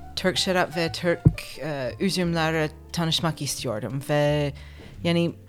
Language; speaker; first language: Turkish; non-native, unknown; English